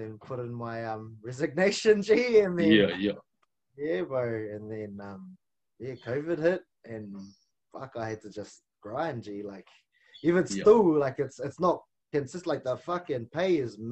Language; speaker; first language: English; non-native, local second language; Māori